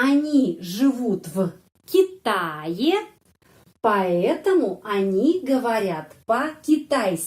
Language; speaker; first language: Russian; non-native, fluent; Indonesian